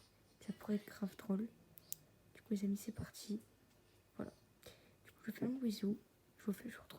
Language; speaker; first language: French; native; French